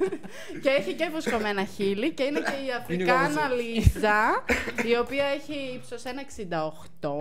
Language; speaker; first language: Greek; native; Greek